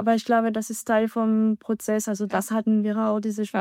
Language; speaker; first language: German; non-native, fluent; French